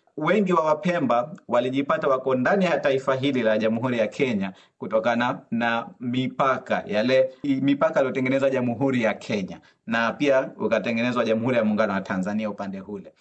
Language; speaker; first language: Swahili; native; Swahili